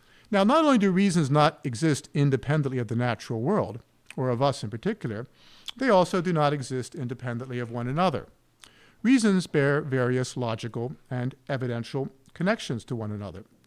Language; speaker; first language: English; native; English